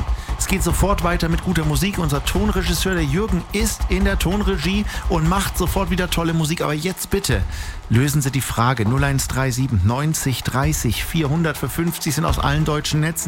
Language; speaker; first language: German; native; German